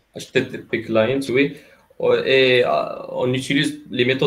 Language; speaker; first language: French; non-native, local second language; Arabic